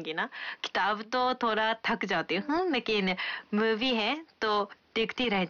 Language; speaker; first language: Hindi; non-native, fluent; Japanese